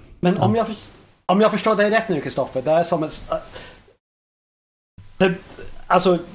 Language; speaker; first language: Swedish; non-native, fluent; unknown